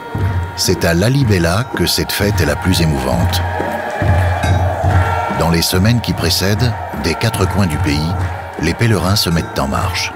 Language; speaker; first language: French; native; French